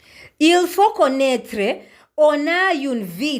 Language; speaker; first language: French; non-native, learner; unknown